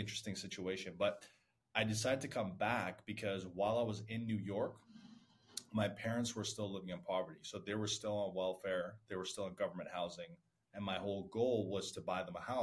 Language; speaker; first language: English; early bilingual, other home language; Persian